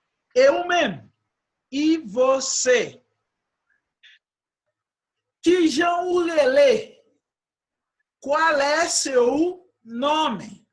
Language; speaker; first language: Portuguese; non-native, fluent; Haitian Creole